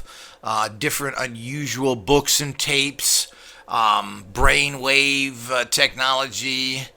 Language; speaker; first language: English; native; English